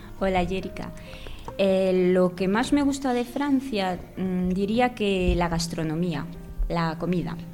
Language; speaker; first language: Spanish; non-native, fluent; French